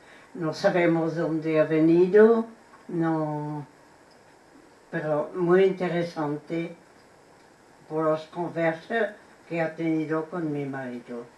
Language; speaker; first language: Spanish; non-native, fluent; French